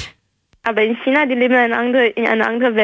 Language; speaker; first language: German; non-native, fluent; Chinese